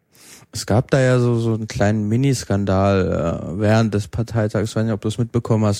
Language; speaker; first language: German; native; German